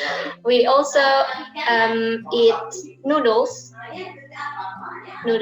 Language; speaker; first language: English; non-native, learner; Indonesian